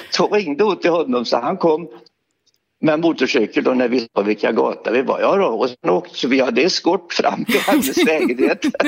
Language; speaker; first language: Swedish; native; Swedish